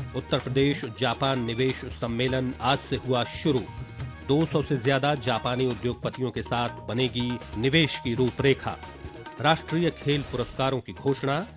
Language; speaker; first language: Hindi; native; Hindi